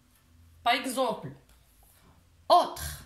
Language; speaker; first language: French; non-native, local second language; Arabic